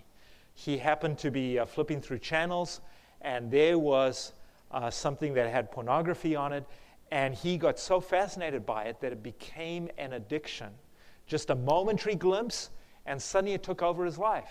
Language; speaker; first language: English; native; English